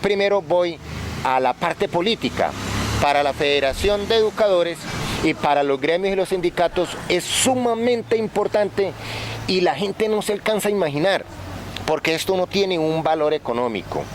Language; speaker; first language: Spanish; native; Spanish